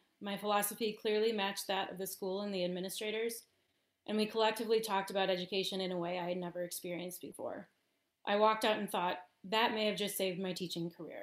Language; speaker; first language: English; native; English